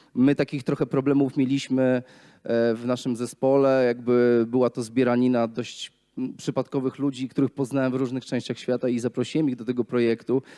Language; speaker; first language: Polish; native; Polish